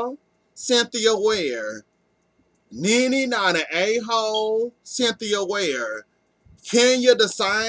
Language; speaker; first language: English; native; English